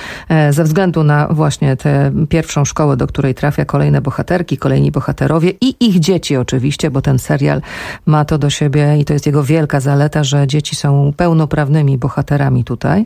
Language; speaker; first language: Polish; native; Polish